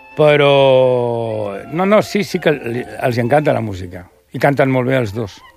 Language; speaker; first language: Catalan; non-native, local second language; Spanish